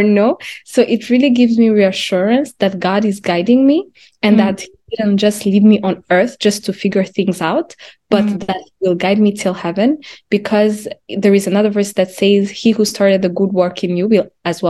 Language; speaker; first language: English; non-native, local second language; Kinyarwanda